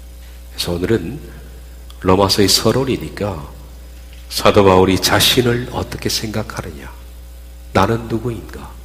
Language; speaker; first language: Korean; native; Korean